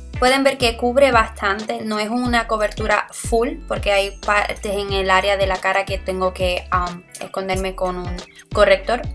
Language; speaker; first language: Spanish; early bilingual, heritage; Spanish